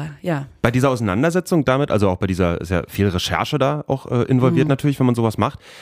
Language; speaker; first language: German; native; German